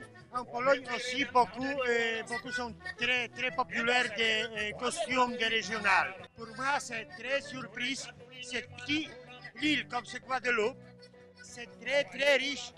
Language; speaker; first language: French; non-native, learner; Polish